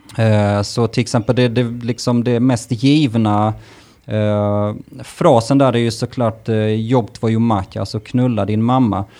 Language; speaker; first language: Swedish; early bilingual, other home language; Russian